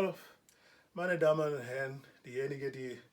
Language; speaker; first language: German; non-native, learner; Igbo